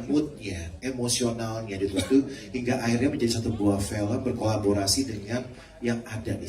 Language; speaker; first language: Indonesian; native; Indonesian